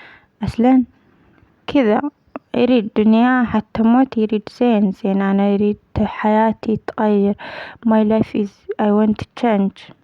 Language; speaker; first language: Arabic; non-native, learner; Amharic